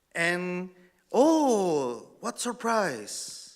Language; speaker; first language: English; non-native, learner; Spanish